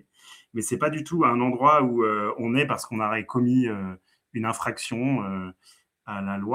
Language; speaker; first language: French; native; French